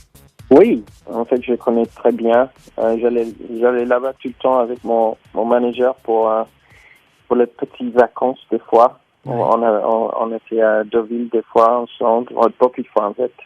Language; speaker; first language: French; non-native, learner; English